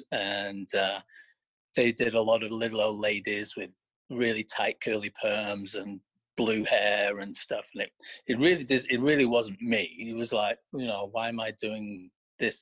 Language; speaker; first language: English; native; English